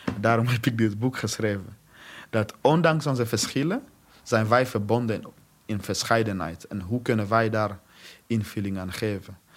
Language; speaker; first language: Dutch; non-native, fluent; Swahili